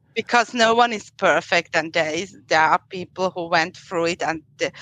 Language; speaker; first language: English; non-native, fluent; German